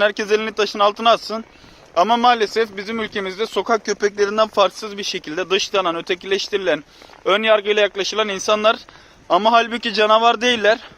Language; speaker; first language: Turkish; native; Turkish